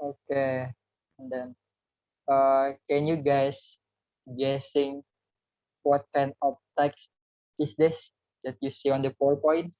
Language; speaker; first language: English; non-native, learner; Indonesian